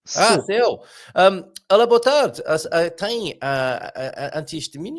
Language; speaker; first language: Portuguese; non-native, learner; English